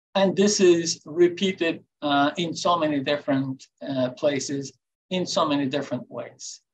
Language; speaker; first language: English; non-native, fluent; Turkish